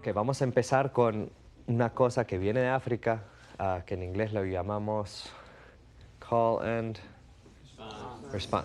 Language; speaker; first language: Spanish; non-native, fluent; English